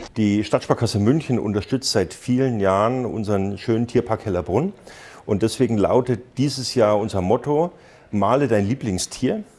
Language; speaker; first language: German; native; German